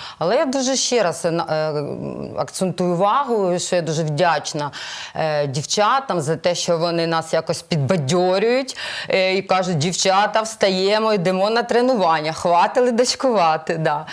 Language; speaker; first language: Ukrainian; native; Ukrainian